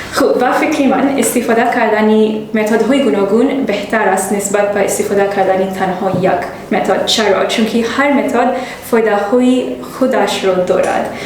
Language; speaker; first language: Persian; non-native, learner; English